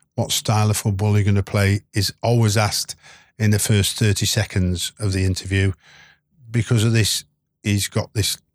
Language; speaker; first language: English; native; English